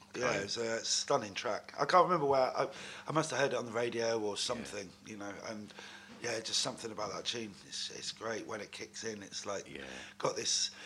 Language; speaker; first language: English; native; English